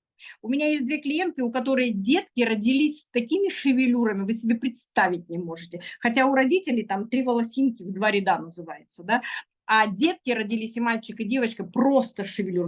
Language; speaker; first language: Russian; native; Russian